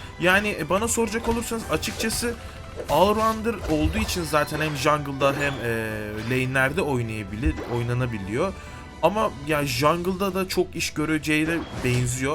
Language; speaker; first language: Turkish; native; Turkish